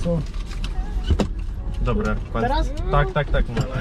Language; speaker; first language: Polish; non-native, fluent; Ukrainian